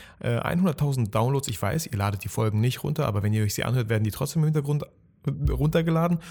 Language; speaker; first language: German; early bilingual, other home language; Russian